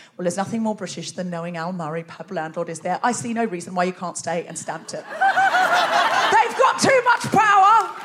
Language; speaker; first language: English; native; English